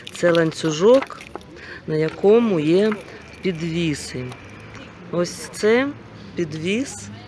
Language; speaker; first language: Ukrainian; non-native, local second language; Russian